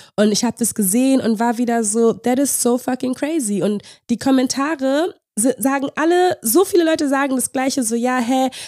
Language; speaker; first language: German; native; German